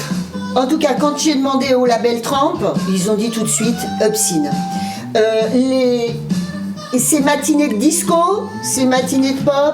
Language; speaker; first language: French; native; French